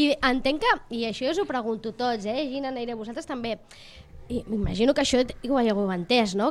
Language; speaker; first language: Catalan; native; Catalan